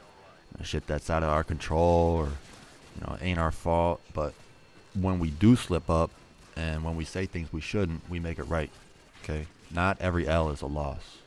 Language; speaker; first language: English; native; English